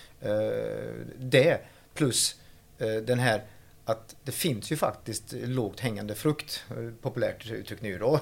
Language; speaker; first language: Swedish; non-native, fluent; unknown